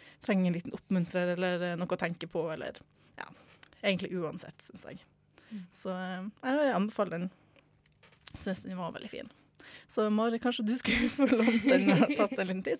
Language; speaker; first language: Norwegian; native; Norwegian